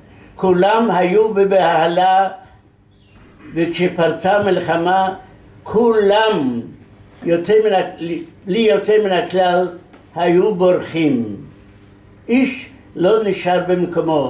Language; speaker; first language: Hebrew; non-native, fluent; Yiddish